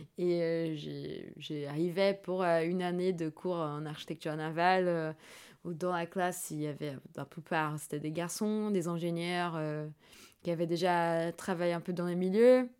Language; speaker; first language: French; non-native, fluent; Portuguese